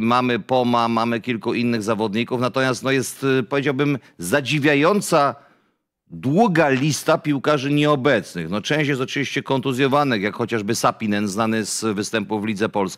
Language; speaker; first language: Polish; native; Polish